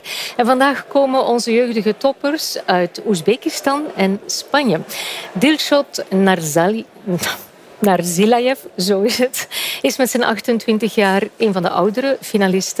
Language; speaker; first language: Dutch; native; Dutch